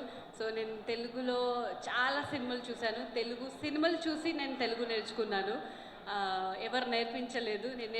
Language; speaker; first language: Telugu; non-native, local second language; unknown